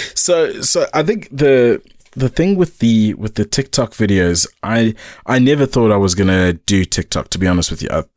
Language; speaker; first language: English; native; English